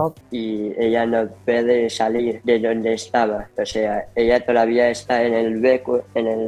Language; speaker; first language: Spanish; early bilingual, heritage; Spanish